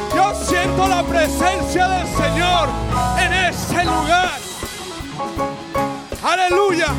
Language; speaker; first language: Spanish; native; Spanish